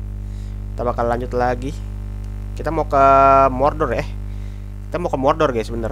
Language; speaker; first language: Indonesian; native; Indonesian